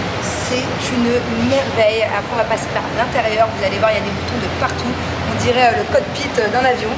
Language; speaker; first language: French; native; French